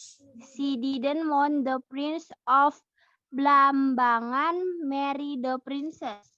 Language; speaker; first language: English; non-native, learner; Indonesian